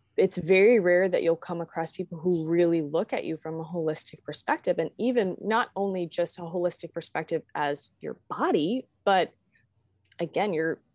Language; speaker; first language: English; native; English